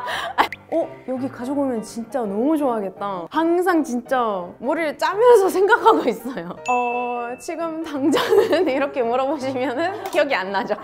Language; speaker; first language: Korean; non-native, fluent; Arabic